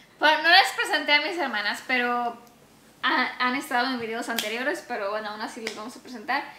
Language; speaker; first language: Spanish; non-native, fluent; Romanian